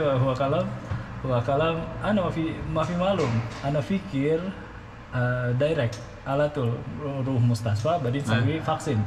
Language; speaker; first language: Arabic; non-native, learner; Indonesian